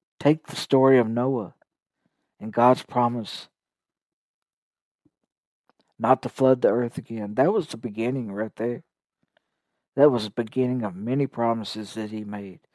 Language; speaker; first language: English; native; English